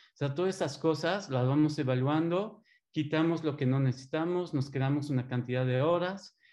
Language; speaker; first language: Spanish; non-native, fluent; French